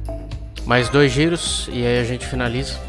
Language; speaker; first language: Portuguese; native; Portuguese